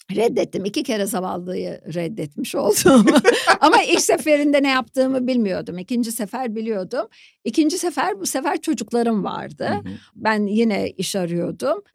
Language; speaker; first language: Turkish; native; Turkish